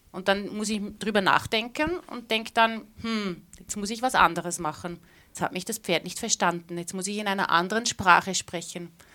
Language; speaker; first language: German; native; German